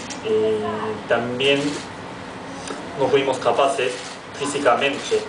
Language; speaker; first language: Spanish; non-native, fluent; Japanese